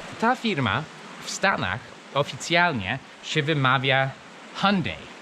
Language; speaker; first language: Polish; non-native, fluent; English